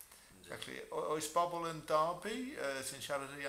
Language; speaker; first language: Welsh; non-native, fluent; English